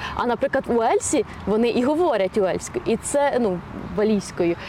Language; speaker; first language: Ukrainian; native; Ukrainian